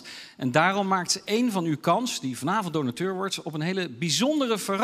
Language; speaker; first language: Dutch; native; Dutch